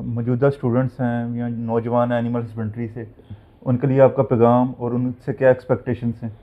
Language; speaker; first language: Urdu; non-native, local second language; Punjabi